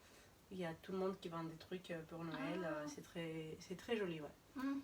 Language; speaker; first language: French; non-native, fluent; Spanish